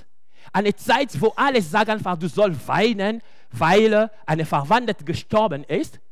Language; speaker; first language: German; non-native, fluent; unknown